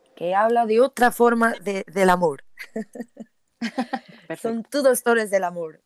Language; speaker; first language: Spanish; non-native, learner; Portuguese